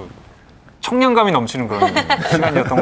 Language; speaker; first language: Korean; native; Korean